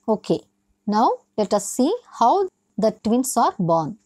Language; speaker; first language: English; non-native, local second language; Tamil